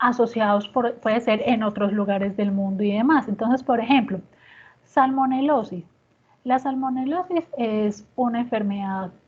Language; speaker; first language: Spanish; native; Spanish